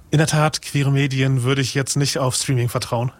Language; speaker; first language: German; native; German